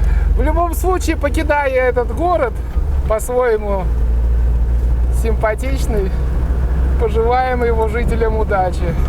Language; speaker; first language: Russian; native; Russian